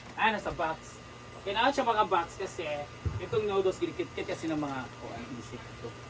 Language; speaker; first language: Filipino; non-native, local second language; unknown